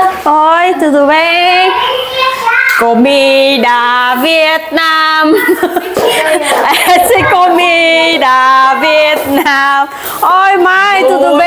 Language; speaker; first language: Portuguese; non-native, learner; Vietnamese